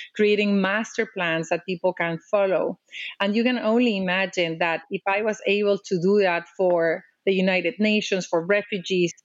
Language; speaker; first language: English; non-native, fluent; Spanish